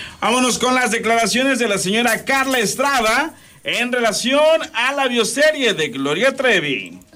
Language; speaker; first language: Spanish; native; Spanish